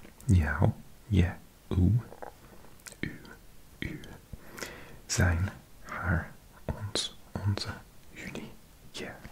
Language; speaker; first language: Dutch; non-native, learner; English